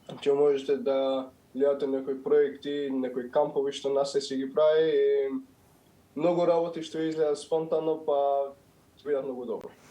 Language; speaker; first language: Macedonian; non-native, local second language; Albanian